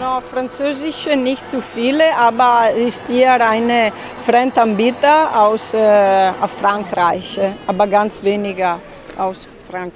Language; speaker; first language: German; non-native, learner; Italian